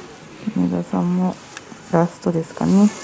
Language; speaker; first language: Japanese; native; Japanese